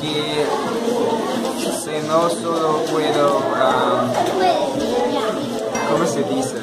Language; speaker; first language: Spanish; non-native, learner; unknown